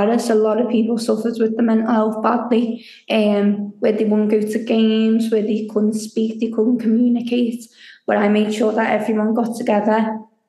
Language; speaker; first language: English; native; English